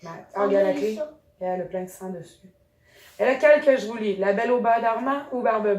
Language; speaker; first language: French; native; French